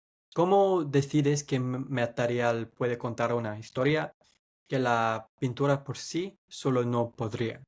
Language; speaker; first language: Spanish; non-native, fluent; English